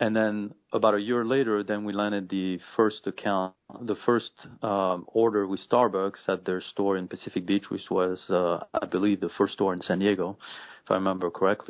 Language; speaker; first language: English; non-native, fluent; French